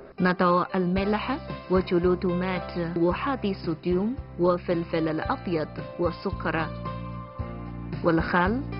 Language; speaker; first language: Arabic; non-native, fluent; Chinese